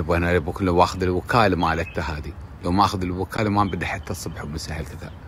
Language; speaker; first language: Arabic; native; Arabic